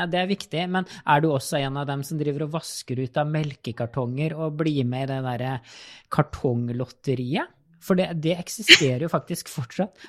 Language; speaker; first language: Norwegian; native; Norwegian